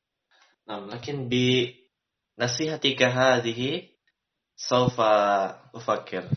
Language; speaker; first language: Arabic; non-native, learner; Indonesian